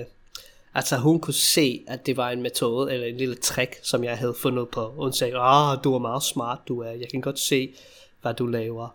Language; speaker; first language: Danish; non-native, fluent; English